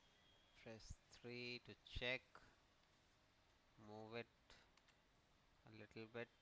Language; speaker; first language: English; non-native, local second language; Hindi